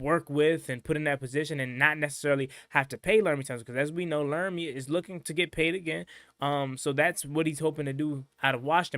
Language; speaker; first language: English; native; English